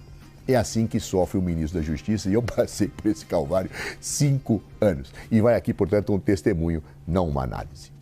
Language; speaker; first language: Portuguese; native; Portuguese